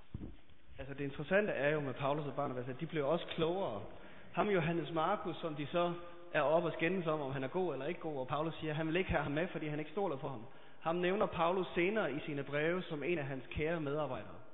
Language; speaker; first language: Danish; native; Danish